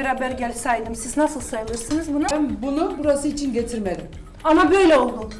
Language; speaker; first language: Turkish; non-native, learner; Swedish